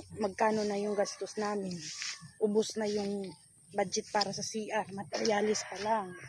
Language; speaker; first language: Filipino; non-native, local second language; Waray